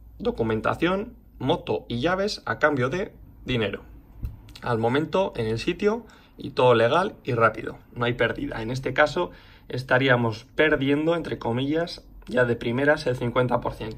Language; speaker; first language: Spanish; native; Spanish